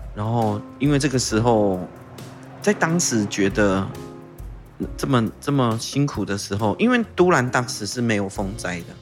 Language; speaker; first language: Chinese; non-native, local second language; Min Nan Chinese